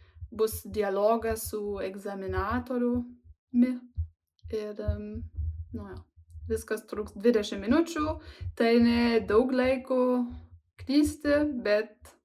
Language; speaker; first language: Lithuanian; non-native, learner; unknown